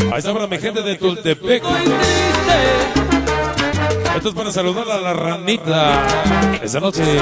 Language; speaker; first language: Spanish; native; Spanish